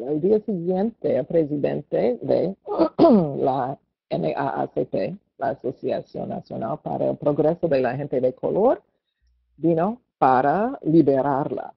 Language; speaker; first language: Spanish; non-native, fluent; English